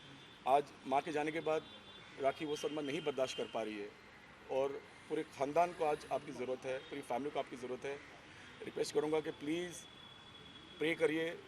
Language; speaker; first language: Hindi; native; Hindi